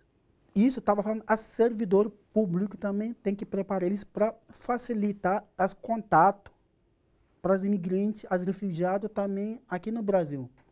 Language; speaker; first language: Portuguese; non-native, learner; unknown